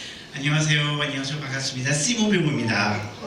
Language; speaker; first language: Korean; non-native, learner; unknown